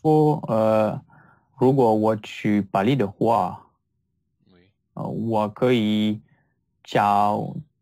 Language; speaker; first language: Chinese; non-native, learner; French